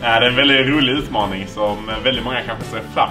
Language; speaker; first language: Swedish; native; Swedish